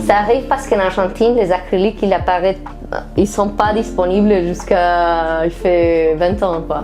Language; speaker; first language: French; non-native, fluent; Spanish